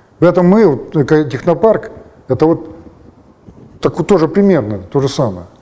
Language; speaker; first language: Russian; native; Russian